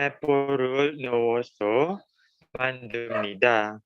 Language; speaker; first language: Korean; non-native, learner; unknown